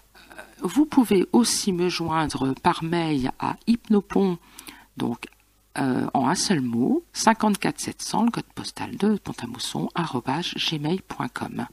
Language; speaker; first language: French; native; French